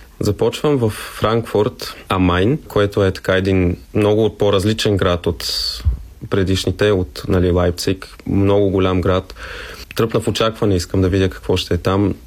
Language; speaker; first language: Bulgarian; native; Bulgarian